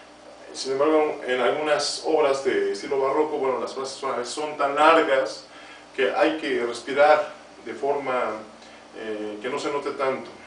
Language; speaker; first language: Spanish; native; Spanish